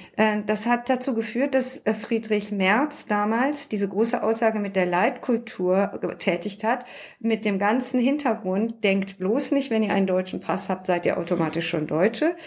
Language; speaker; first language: German; early bilingual, other home language; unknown